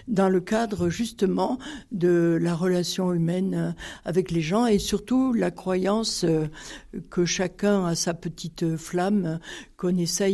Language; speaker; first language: French; native; French